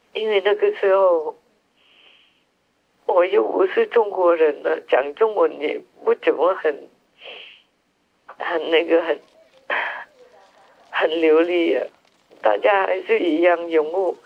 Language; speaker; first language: Chinese; non-native, fluent; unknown